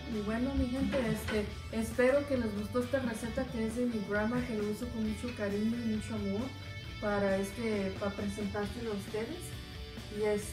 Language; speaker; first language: Spanish; early bilingual, heritage; Spanish